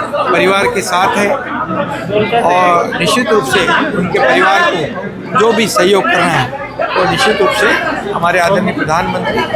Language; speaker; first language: Hindi; non-native, local second language; Marathi